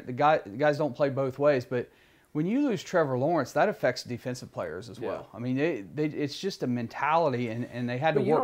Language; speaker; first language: English; native; English